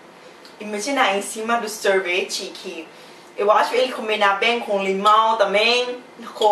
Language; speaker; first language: Portuguese; non-native, fluent; Thai